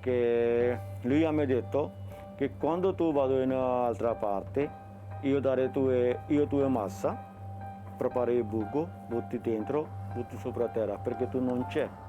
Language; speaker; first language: Italian; non-native, learner; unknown